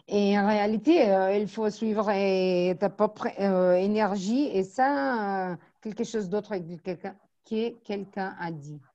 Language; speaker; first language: French; non-native, fluent; Portuguese